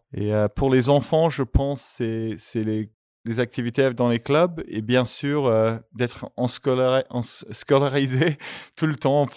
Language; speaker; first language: French; non-native, fluent; English